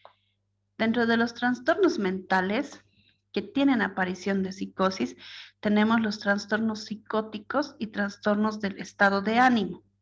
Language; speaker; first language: Spanish; native; Spanish